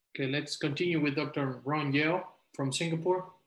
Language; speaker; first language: English; non-native, fluent; Spanish